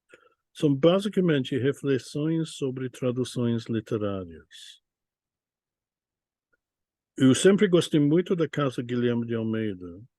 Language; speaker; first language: Portuguese; non-native, fluent; English